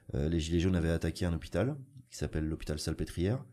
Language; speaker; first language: French; native; French